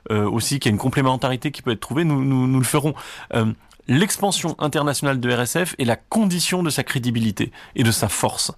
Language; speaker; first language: French; native; French